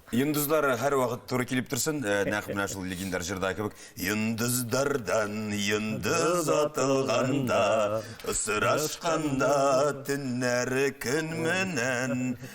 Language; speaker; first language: Tatar; native; Tatar